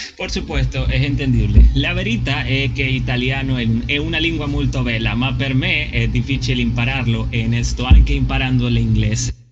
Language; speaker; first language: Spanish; native; Spanish